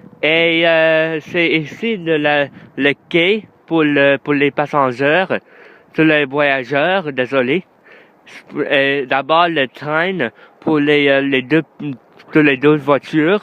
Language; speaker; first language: French; non-native, learner; English